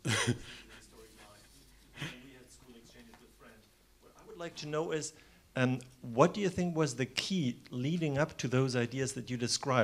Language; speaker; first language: English; non-native, fluent; German